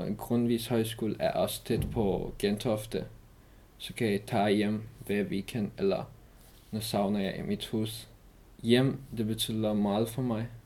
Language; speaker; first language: Danish; non-native, learner; Persian